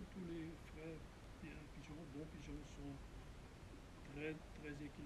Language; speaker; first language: French; non-native, fluent; Dutch